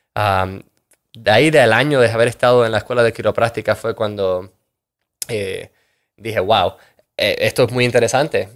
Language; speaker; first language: Spanish; native; Spanish